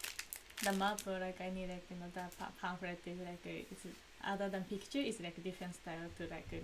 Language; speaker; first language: English; non-native, learner; Japanese